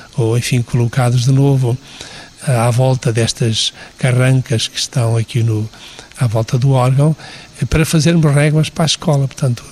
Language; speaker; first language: Portuguese; native; Portuguese